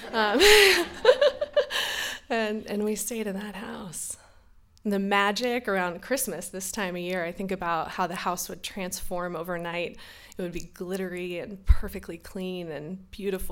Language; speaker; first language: English; native; English